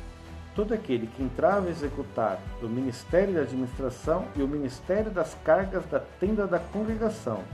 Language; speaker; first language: Portuguese; native; Portuguese